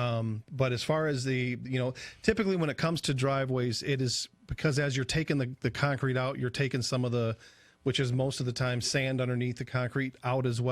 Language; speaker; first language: English; native; English